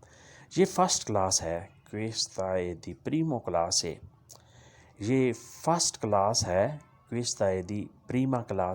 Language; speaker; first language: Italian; non-native, learner; Urdu